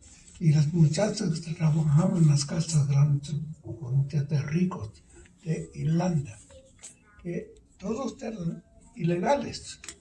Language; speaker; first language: Spanish; early bilingual, heritage; Spanish